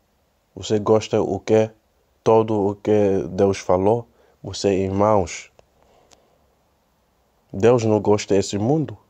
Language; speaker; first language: Portuguese; non-native, learner; Spanish